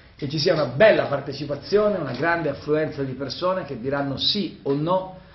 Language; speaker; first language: Italian; native; Italian